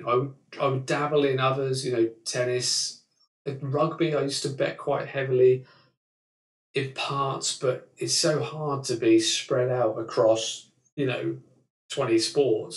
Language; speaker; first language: English; native; English